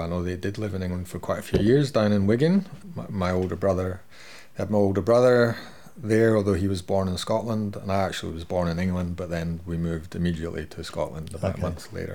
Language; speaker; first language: English; native; English